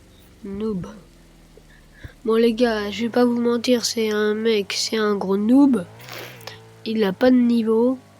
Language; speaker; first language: French; native; French